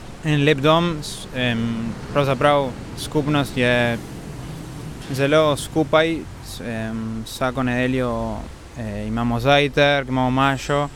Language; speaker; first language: Slovenian; early bilingual, heritage; Spanish